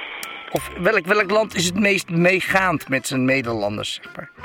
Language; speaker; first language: Dutch; native; Dutch